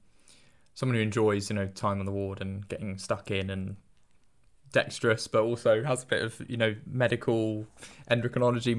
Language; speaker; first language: English; native; English